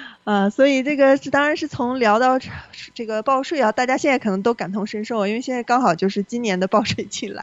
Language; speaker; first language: Chinese; native; Chinese